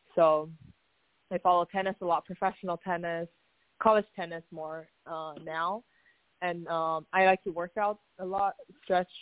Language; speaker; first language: English; non-native, fluent; Chinese